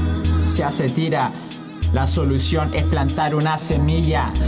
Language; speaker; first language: Spanish; native; Spanish